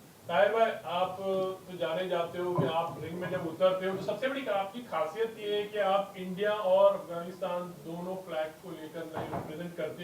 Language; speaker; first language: Hindi; native; Hindi